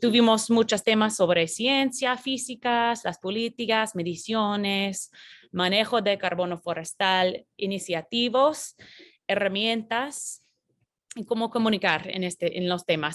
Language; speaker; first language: Spanish; non-native, fluent; English